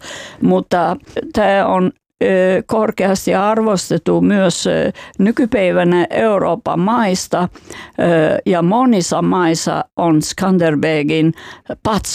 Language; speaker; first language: Finnish; non-native, fluent; Albanian